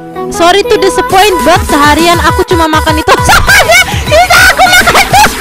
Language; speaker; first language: Indonesian; native; Indonesian